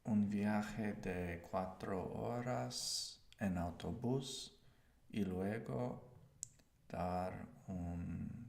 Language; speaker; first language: Spanish; non-native, learner; English